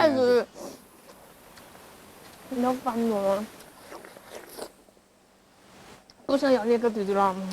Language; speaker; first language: Chinese; native; Chinese